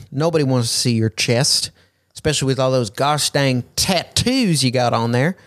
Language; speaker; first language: English; native; English